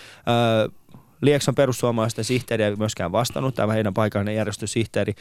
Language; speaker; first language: Finnish; non-native, fluent; Persian